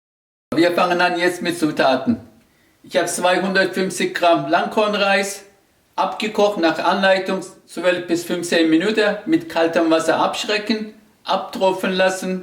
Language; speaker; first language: German; non-native, local second language; Turkish